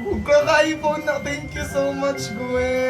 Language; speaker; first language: Filipino; native; Filipino